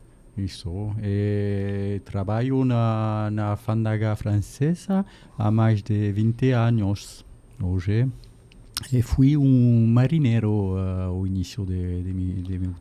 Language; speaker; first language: Portuguese; non-native, learner; French